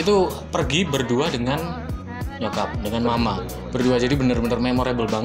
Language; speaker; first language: Indonesian; native; Indonesian